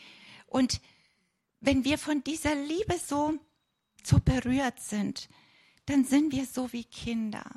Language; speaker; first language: German; non-native, fluent; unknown